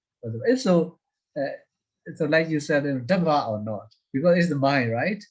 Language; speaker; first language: English; non-native, fluent; Burmese